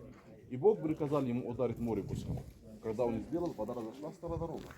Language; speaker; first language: Russian; non-native, learner; Arabic